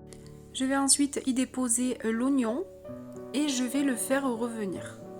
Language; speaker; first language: French; native; French